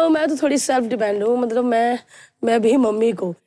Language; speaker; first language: Hindi; native; Hindi